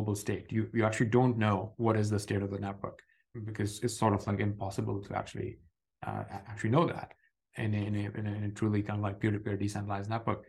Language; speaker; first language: English; non-native, local second language; Urdu